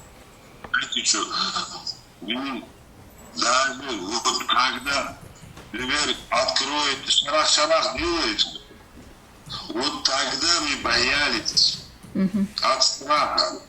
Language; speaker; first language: Russian; non-native, learner; Uzbek